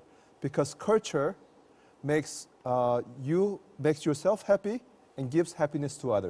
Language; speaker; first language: English; non-native, fluent; Korean